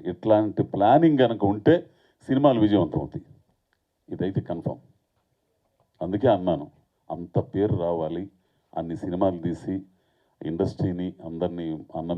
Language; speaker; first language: Telugu; native; Telugu